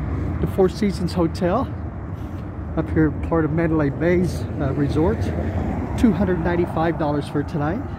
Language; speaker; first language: English; native; English